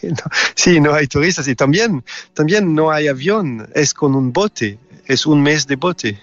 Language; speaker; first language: Spanish; non-native, learner; French